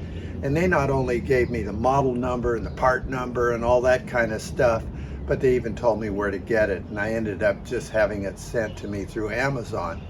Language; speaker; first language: English; native; English